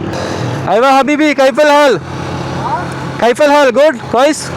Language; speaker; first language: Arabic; non-native, learner; Malayalam